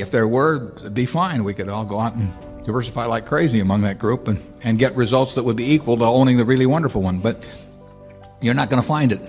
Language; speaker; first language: English; native; English